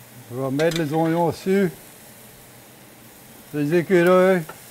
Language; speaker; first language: French; native; French